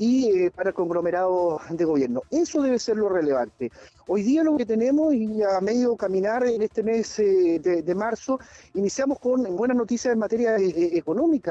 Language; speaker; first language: Spanish; native; Spanish